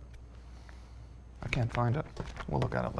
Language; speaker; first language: English; native; English